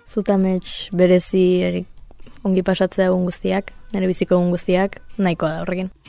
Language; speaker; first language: Basque; non-native, local second language; Spanish